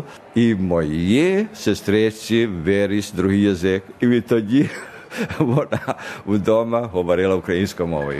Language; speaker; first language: Ukrainian; early bilingual, heritage; Ukrainian